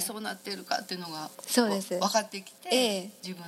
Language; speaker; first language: Japanese; native; Japanese